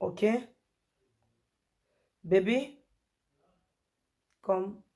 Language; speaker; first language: German; non-native, learner; French